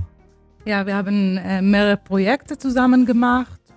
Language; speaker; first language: German; non-native, fluent; Hebrew